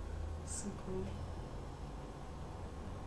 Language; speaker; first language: Japanese; non-native, learner; Georgian